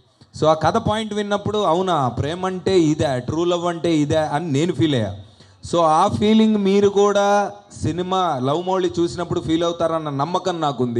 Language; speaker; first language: Telugu; native; Telugu